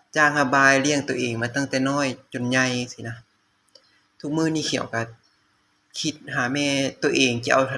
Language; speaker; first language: Lao; native; Lao